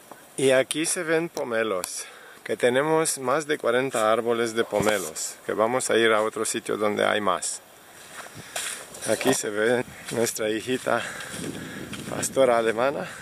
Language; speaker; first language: Spanish; non-native, fluent; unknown